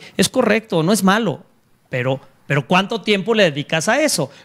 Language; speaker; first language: Spanish; native; Spanish